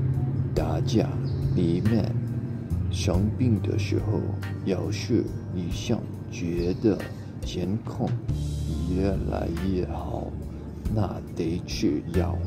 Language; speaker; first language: Chinese; non-native, learner; English